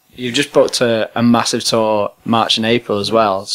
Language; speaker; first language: English; native; English